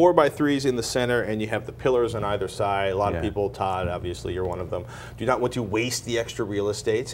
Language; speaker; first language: English; native; English